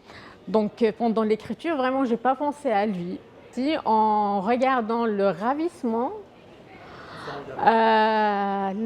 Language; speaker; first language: French; non-native, fluent; Arabic